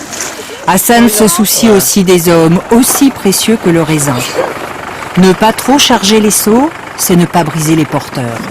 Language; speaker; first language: French; native; French